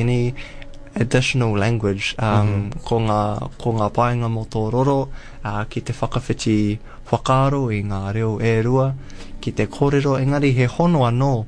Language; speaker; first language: Māori; non-native, local second language; English